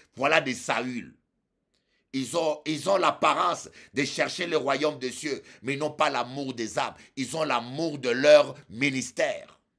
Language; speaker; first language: French; non-native, local second language; Lingala